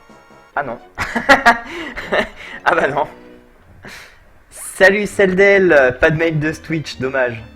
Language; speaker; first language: French; native; French